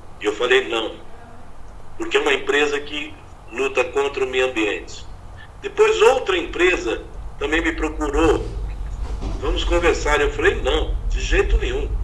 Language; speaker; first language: Portuguese; native; Portuguese